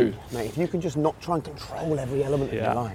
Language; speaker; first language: English; native; English